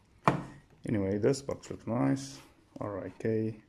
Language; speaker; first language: English; native; English